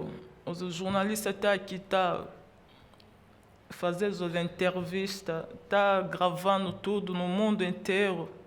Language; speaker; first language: Portuguese; non-native, learner; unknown